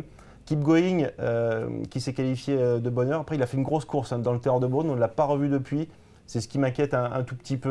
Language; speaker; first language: French; native; French